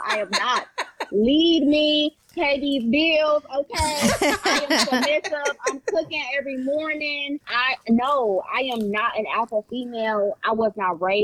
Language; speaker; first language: English; native; English